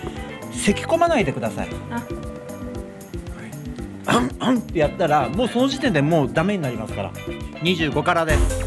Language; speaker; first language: Japanese; native; Japanese